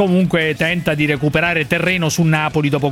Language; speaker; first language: Italian; native; Italian